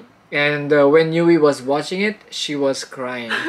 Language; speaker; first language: English; non-native, local second language; Filipino